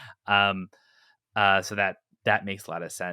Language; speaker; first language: English; native; English